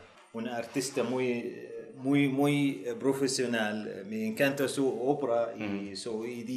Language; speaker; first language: Spanish; non-native, fluent; Arabic